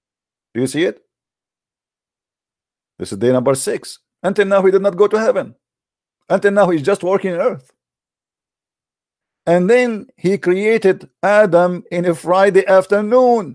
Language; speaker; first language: English; non-native, fluent; Arabic